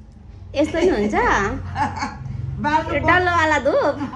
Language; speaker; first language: Nepali; native; Nepali